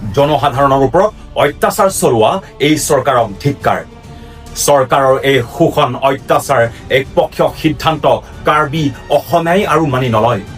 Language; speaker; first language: Assamese; non-native, local second language; Karbi